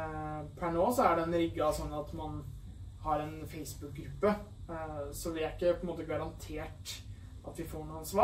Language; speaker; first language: Norwegian; native; Norwegian